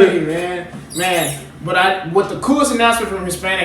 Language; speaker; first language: English; native; English